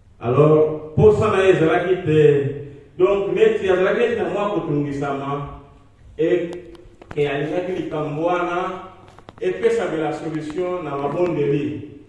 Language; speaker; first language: Lingala; non-native, local second language; Kongo